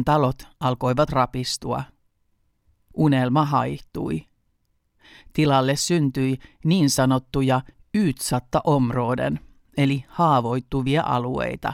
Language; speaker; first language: Finnish; early bilingual, heritage; Finnish